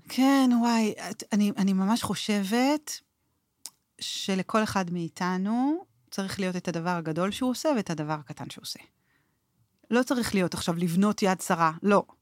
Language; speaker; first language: Hebrew; native; Hebrew